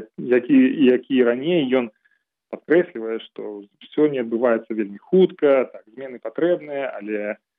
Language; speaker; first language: Belarusian; non-native, local second language; Russian